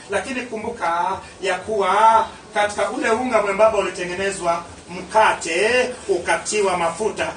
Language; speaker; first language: Swahili; non-native, local second language; Luo (Kenya and Tanzania)